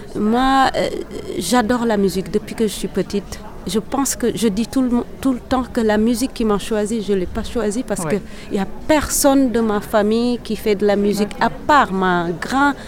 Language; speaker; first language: French; non-native, local second language; Serer